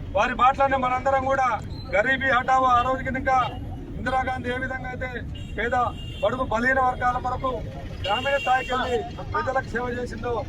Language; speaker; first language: Telugu; native; Telugu